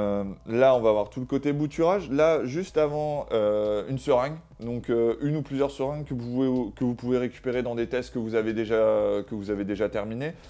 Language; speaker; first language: French; native; French